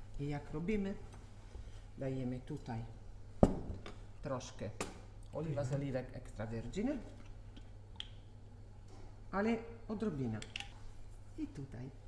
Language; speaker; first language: Polish; non-native, learner; Italian